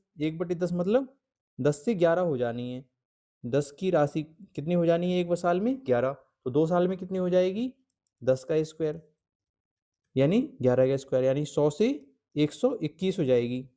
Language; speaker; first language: Hindi; native; Hindi